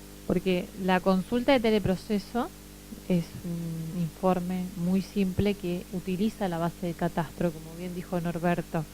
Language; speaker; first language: Spanish; native; Spanish